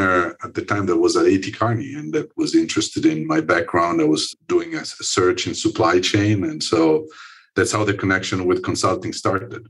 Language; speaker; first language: English; non-native, fluent; Italian